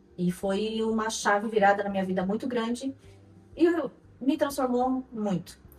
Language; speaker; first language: Portuguese; native; Portuguese